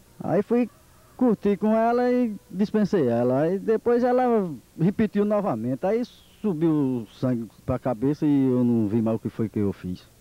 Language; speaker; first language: Portuguese; native; Portuguese